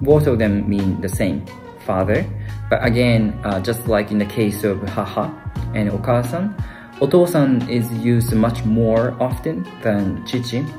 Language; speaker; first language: English; non-native, fluent; Japanese